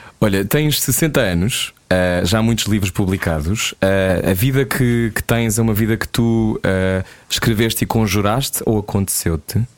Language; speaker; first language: Portuguese; native; Portuguese